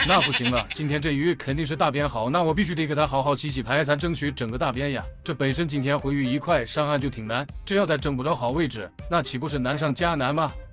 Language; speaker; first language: Chinese; native; Chinese